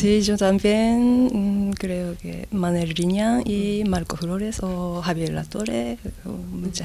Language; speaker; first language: Spanish; non-native, learner; Japanese